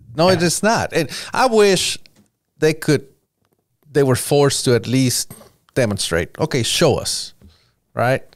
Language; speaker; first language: English; early bilingual, other home language; Spanish